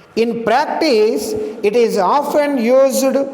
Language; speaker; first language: English; non-native, local second language; Telugu